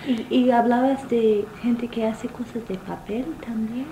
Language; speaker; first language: Spanish; non-native, fluent; English